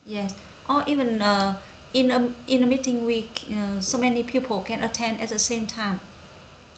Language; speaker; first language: English; non-native, learner; Vietnamese